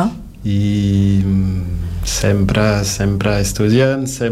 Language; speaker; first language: Catalan; non-native, learner; Portuguese